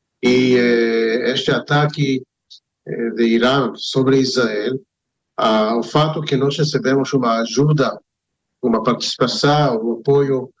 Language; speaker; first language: Portuguese; non-native, fluent; Hebrew